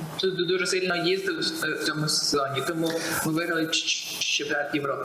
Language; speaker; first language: Ukrainian; non-native, local second language; Russian